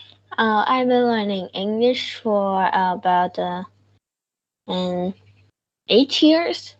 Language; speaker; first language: English; non-native, learner; Vietnamese